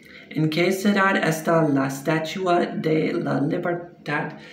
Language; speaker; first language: Spanish; non-native, learner; English